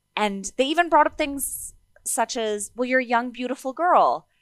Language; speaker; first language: English; native; English